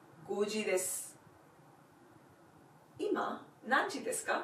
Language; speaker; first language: Japanese; non-native, fluent; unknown